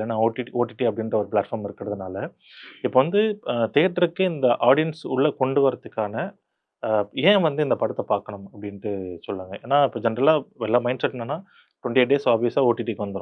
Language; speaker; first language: Tamil; native; Tamil